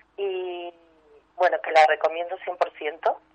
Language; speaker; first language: Spanish; native; Spanish